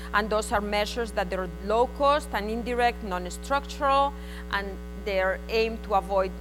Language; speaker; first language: English; non-native, fluent; Spanish